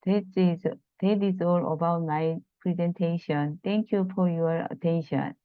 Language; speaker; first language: English; non-native, learner; Korean